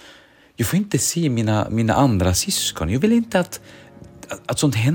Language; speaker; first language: Swedish; early bilingual, other home language; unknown